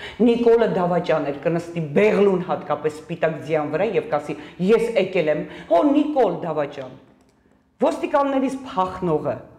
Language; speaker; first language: Armenian; native; Armenian